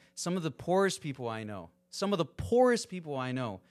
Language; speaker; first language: English; early bilingual, other home language; Spanish